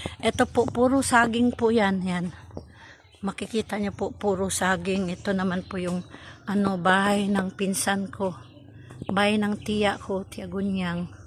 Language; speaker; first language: Filipino; non-native, local second language; Cebuano